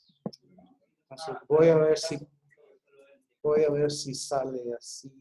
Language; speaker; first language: Spanish; non-native, fluent; English